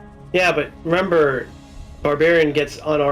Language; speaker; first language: English; native; English